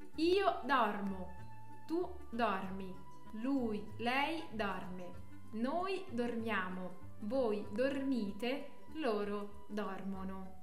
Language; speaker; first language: Italian; non-native, fluent; French